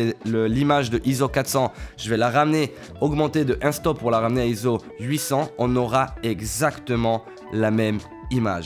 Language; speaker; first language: French; native; French